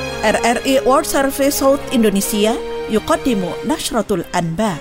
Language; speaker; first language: Arabic; non-native, local second language; Indonesian